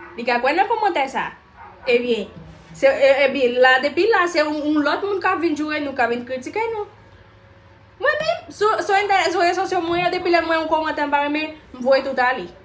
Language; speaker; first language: Haitian Creole; non-native, fluent; Portuguese